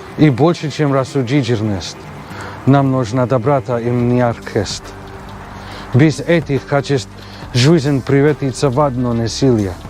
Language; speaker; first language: Russian; non-native, learner; English